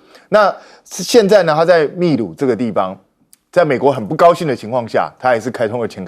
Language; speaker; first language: Chinese; native; Chinese